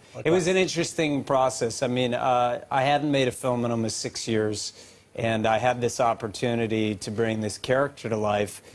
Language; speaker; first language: English; native; English